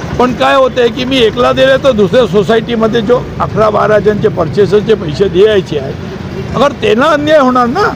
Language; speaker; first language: Marathi; non-native, local second language; Gujarati